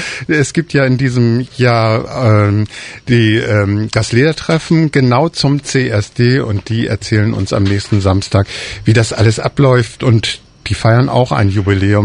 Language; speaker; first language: German; native; German